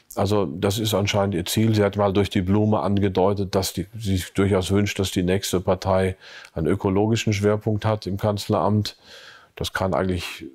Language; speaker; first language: German; native; German